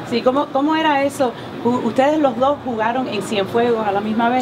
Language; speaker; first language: Spanish; early bilingual, heritage; Spanish